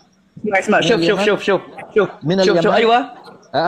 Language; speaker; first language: Arabic; non-native, learner; Indonesian